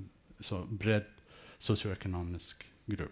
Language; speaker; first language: Swedish; early bilingual, heritage; English